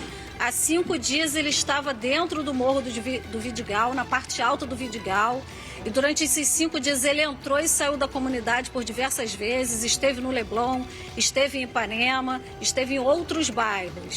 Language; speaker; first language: Portuguese; native; Portuguese